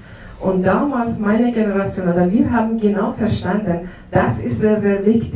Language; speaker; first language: German; non-native, fluent; Persian